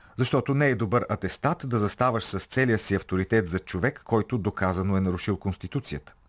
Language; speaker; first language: Bulgarian; native; Bulgarian